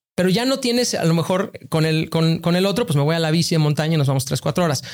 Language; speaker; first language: Spanish; native; Spanish